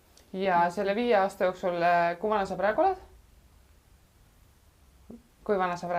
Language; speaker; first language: Estonian; native; Estonian